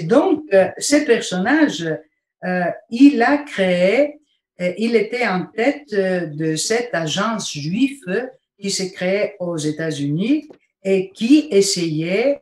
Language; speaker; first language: French; non-native, fluent; Bulgarian